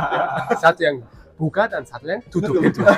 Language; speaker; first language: Indonesian; non-native, learner; German